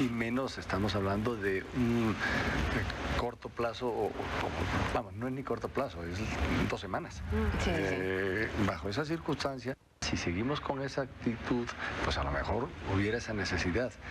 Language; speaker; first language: Spanish; native; Spanish